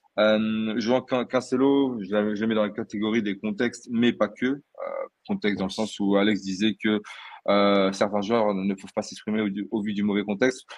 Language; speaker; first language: French; early bilingual, other home language; Portuguese